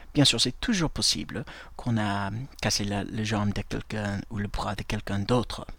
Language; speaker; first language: French; non-native, fluent; English